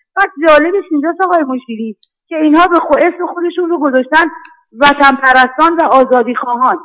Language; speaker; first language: Persian; native; Persian